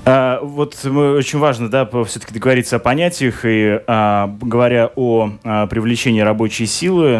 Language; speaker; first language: Russian; native; Russian